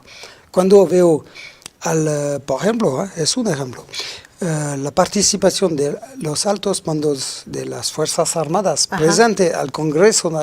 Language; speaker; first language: Spanish; non-native, fluent; French